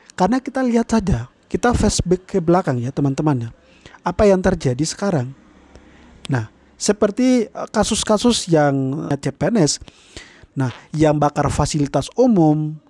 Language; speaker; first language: Indonesian; native; Indonesian